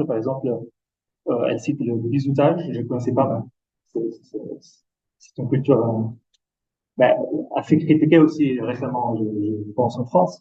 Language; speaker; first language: French; non-native, fluent; Italian